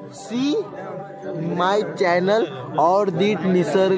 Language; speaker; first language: Hindi; non-native, local second language; Marathi